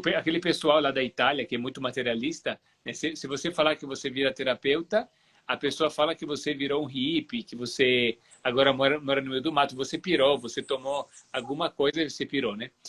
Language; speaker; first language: Portuguese; non-native, fluent; Italian